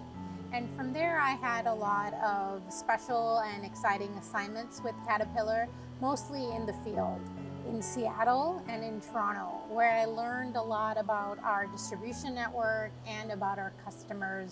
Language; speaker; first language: English; native; English